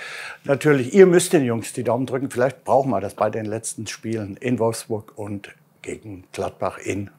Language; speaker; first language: German; native; German